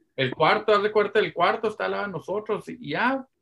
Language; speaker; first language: Spanish; early bilingual, heritage; Spanish